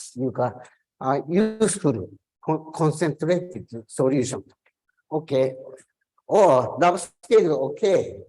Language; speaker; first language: English; non-native, learner; Japanese